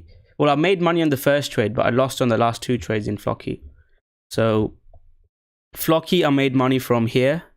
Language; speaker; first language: English; native; English